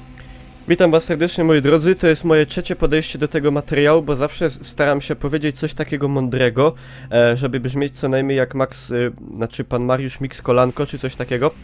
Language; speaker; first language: Polish; native; Polish